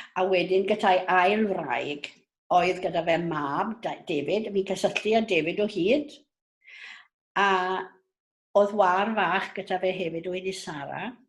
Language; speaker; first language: Welsh; native; Welsh